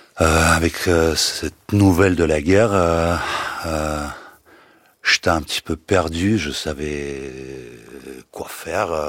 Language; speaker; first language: French; non-native, fluent; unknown